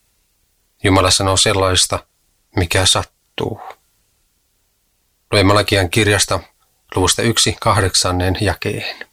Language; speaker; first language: Finnish; native; Finnish